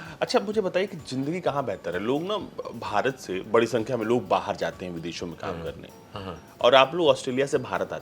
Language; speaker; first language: Hindi; native; Hindi